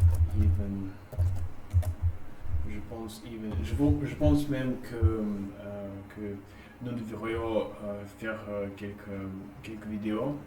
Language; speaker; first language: French; non-native, learner; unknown